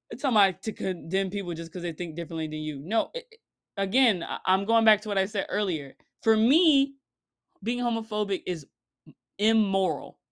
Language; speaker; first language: English; native; English